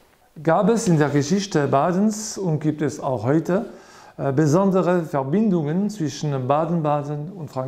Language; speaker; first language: German; non-native, fluent; French